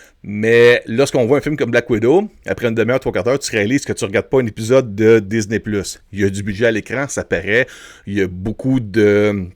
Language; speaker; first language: French; native; French